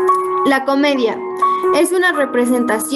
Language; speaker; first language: Spanish; native; Spanish